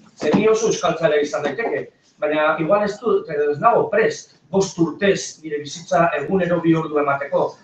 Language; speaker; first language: Basque; non-native, local second language; Spanish